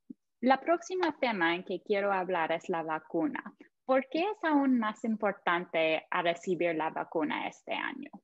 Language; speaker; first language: Spanish; non-native, fluent; English